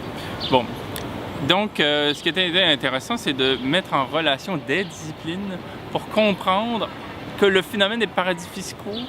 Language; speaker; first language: French; native; French